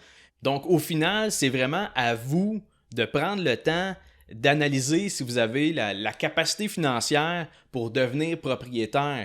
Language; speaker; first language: French; native; French